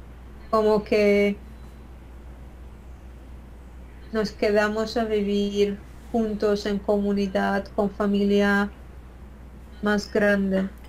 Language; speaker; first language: Spanish; non-native, fluent; Latvian